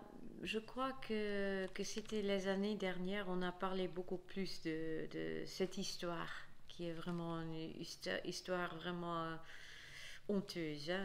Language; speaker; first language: French; non-native, fluent; Dutch